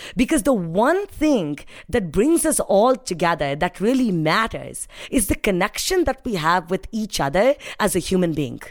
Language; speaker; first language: English; non-native, local second language; Hindi